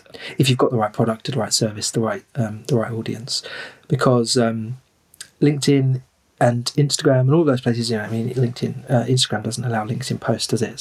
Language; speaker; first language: English; native; English